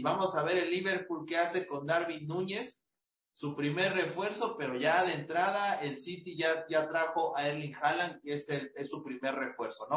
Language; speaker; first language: Spanish; native; Spanish